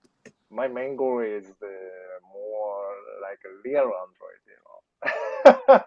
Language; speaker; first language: English; non-native, learner; Japanese